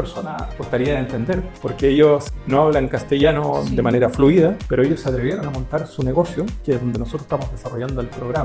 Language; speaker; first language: Spanish; native; Spanish